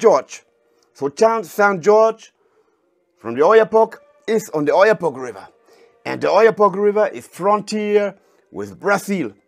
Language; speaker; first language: English; non-native, fluent; German